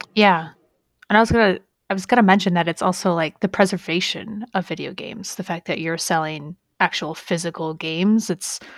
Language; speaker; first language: English; native; English